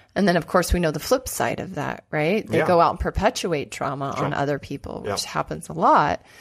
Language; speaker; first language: English; native; English